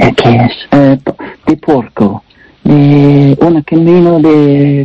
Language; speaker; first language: Spanish; non-native, learner; English